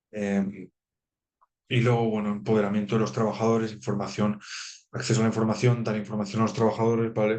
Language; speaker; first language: Spanish; native; Spanish